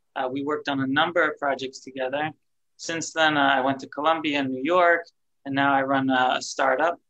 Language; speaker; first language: English; native; English